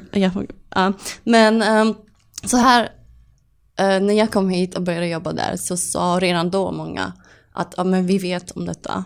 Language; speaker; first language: Swedish; non-native, fluent; Polish